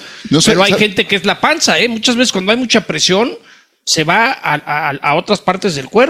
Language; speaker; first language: Spanish; native; Spanish